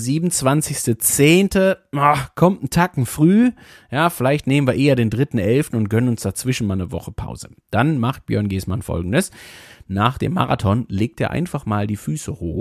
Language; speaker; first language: German; native; German